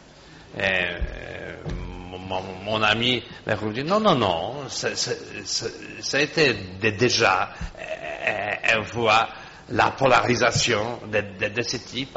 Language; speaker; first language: French; non-native, fluent; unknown